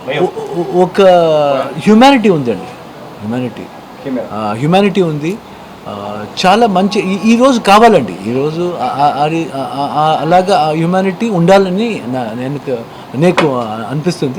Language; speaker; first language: Telugu; non-native, learner; Kannada